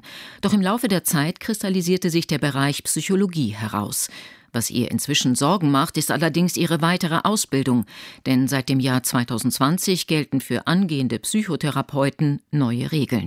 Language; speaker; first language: German; native; German